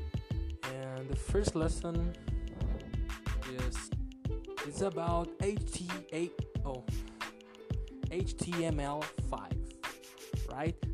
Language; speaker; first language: English; non-native, learner; Portuguese